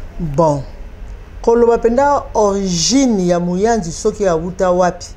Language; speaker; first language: Lingala; native; Lingala